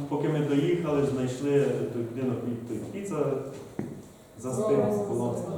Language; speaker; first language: Ukrainian; native; Ukrainian